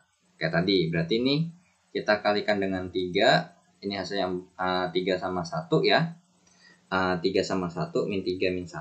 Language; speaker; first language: Indonesian; native; Indonesian